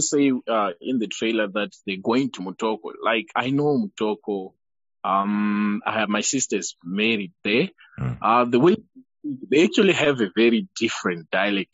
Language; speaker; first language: English; non-native, local second language; Shona